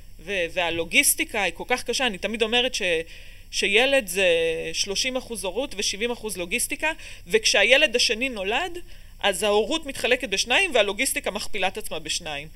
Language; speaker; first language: Hebrew; native; Hebrew